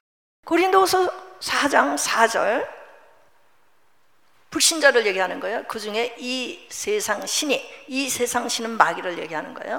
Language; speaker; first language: Korean; native; Korean